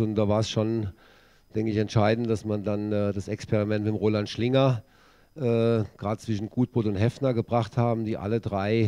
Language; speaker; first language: German; native; German